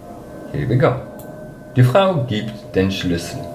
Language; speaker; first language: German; non-native, fluent; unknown